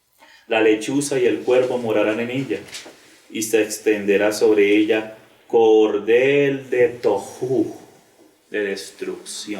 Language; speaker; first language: Spanish; native; Spanish